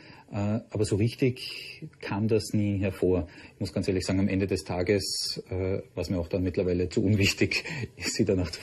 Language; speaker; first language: German; native; German